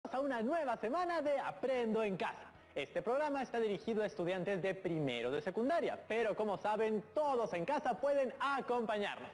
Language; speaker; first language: Spanish; native; Spanish